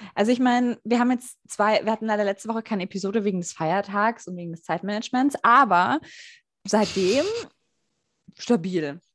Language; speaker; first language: German; native; German